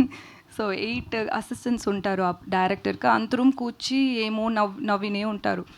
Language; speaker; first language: Telugu; non-native, local second language; Tamil